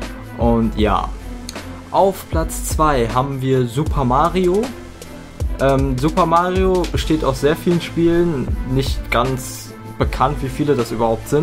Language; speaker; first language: German; native; German